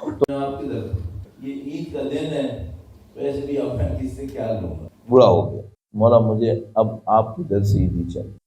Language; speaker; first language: Urdu; native; Urdu